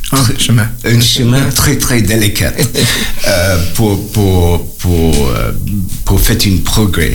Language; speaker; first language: French; non-native, learner; English